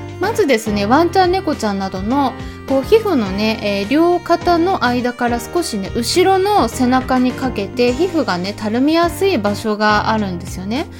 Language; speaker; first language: Japanese; native; Japanese